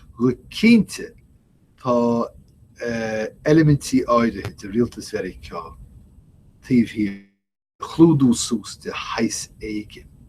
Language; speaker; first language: Irish; native; Irish